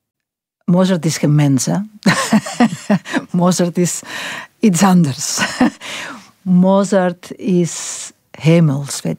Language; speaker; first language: Dutch; non-native, local second language; French